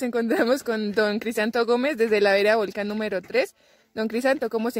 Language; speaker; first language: Spanish; native; Spanish